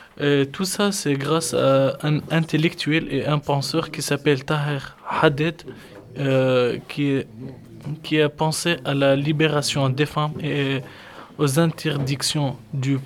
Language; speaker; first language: French; non-native, local second language; Arabic